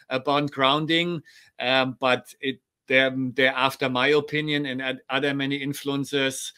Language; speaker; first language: English; non-native, fluent; German